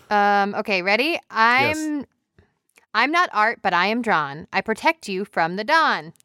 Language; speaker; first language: English; native; English